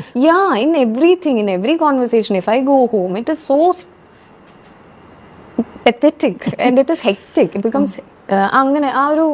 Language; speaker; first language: English; non-native, local second language; Malayalam